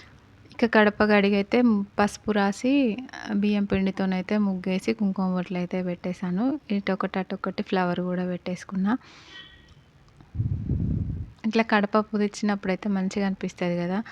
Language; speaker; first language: Telugu; native; Telugu